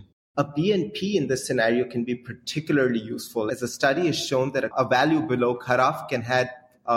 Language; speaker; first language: English; non-native, local second language; Hindi